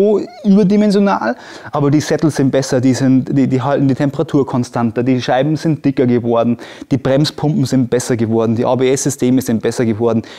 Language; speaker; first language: German; native; German